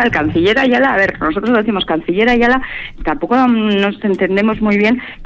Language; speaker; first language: Spanish; native; Spanish